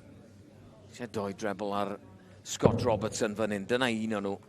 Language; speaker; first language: Welsh; native; Welsh